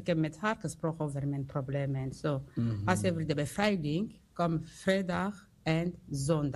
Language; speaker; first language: Dutch; non-native, learner; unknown